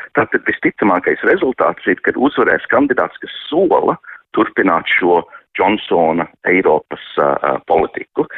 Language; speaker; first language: Latvian; early bilingual, heritage; Latvian